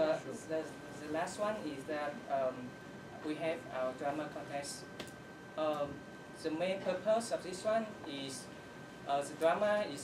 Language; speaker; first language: English; non-native, learner; Vietnamese